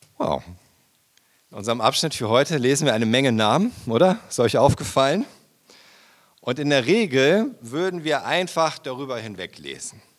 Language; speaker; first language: German; native; German